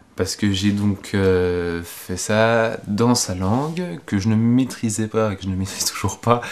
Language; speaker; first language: French; native; French